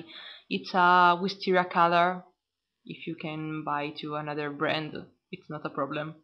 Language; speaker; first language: English; non-native, learner; Italian